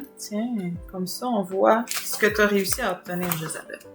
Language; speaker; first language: French; native; French